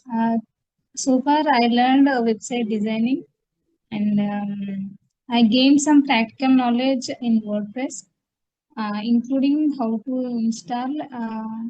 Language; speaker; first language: English; non-native, local second language; Telugu